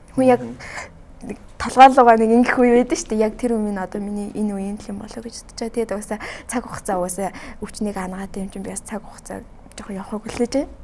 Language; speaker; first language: Mongolian; native; Mongolian